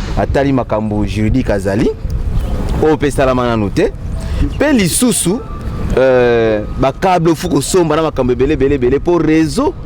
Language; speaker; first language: Lingala; non-native, local second language; Kongo